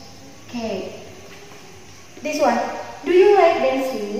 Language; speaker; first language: English; non-native, learner; Indonesian